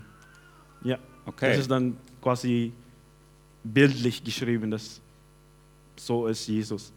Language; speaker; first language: German; non-native, fluent; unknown